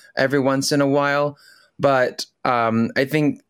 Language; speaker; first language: English; early bilingual, other home language; Filipino